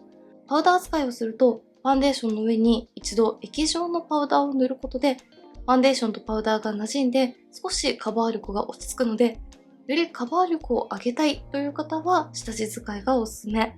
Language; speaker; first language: Japanese; native; Japanese